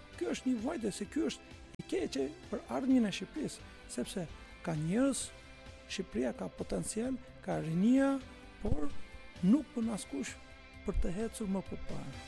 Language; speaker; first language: Albanian; non-native, fluent; Turkish